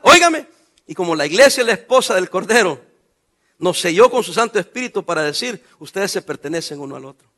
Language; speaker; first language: Spanish; native; Spanish